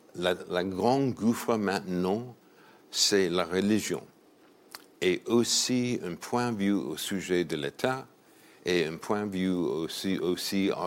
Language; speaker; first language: French; non-native, fluent; English